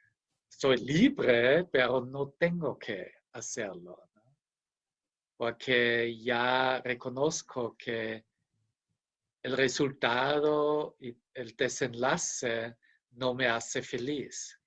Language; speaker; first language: Spanish; non-native, fluent; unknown